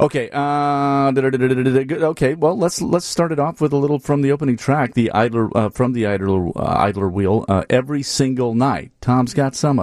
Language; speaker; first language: English; native; English